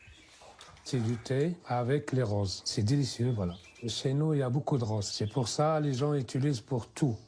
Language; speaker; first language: French; non-native, local second language; Berber languages